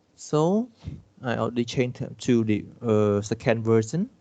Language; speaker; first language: English; non-native, fluent; Khmer